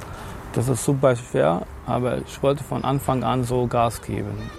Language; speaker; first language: German; non-native, fluent; Arabic